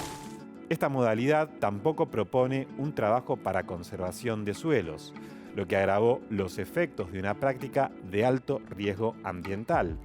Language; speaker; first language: Spanish; native; Spanish